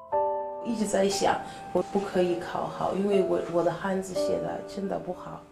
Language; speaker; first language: Chinese; non-native, learner; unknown